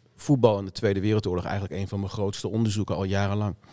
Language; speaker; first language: Dutch; native; Dutch